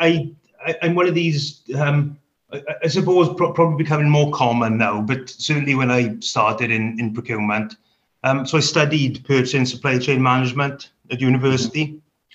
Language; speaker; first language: English; native; English